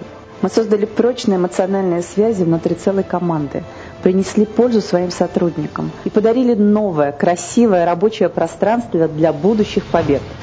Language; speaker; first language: Russian; native; Russian